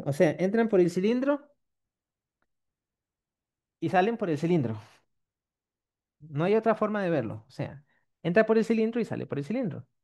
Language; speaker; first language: Spanish; native; Spanish